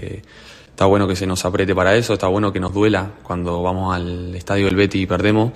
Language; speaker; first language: Spanish; native; Spanish